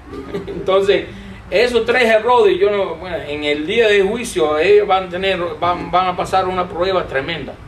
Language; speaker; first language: Spanish; non-native, fluent; English